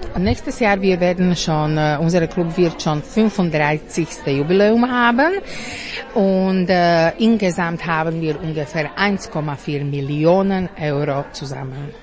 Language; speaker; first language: German; non-native, fluent; Slovak